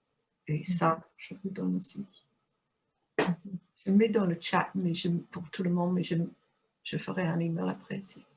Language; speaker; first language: French; non-native, fluent; English